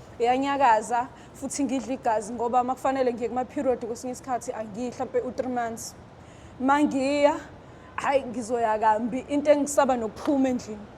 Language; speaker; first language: Zulu; native; Zulu